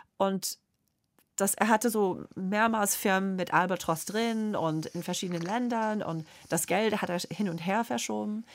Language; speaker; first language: German; non-native, fluent; English